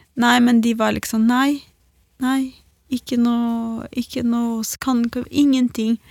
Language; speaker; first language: Norwegian; non-native, fluent; Ukrainian